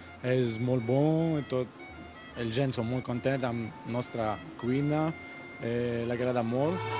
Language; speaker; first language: Catalan; non-native, learner; Arabic